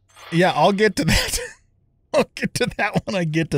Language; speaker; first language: English; native; English